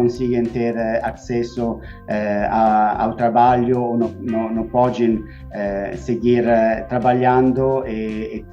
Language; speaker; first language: Portuguese; non-native, fluent; Spanish